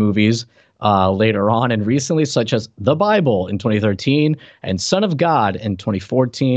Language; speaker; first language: English; non-native, fluent; Spanish